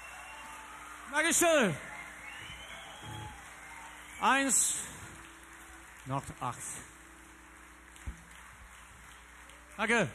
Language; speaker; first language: German; non-native, learner; English